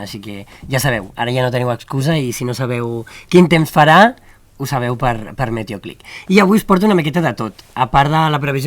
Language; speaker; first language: Catalan; native; Catalan